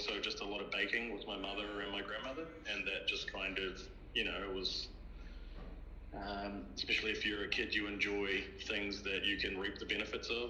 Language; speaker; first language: English; native; English